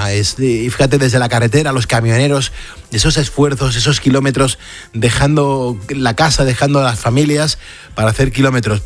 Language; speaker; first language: Spanish; native; Spanish